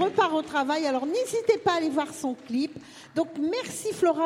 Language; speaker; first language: French; native; French